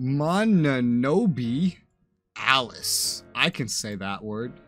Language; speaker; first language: English; native; English